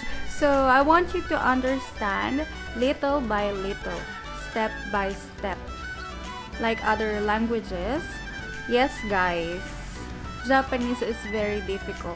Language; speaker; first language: English; non-native, local second language; Filipino